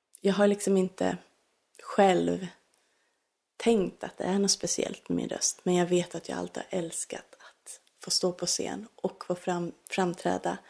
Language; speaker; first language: Swedish; native; Swedish